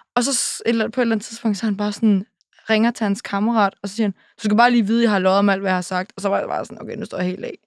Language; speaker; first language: Danish; native; Danish